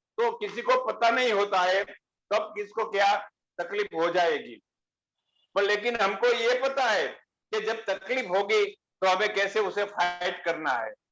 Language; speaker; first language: Hindi; non-native, local second language; Gujarati